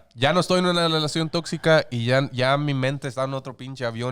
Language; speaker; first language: Spanish; early bilingual, heritage; Spanish